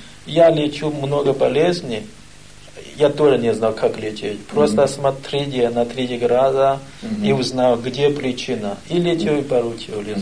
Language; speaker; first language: Russian; non-native, learner; Chinese